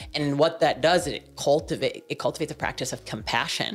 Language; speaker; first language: English; native; English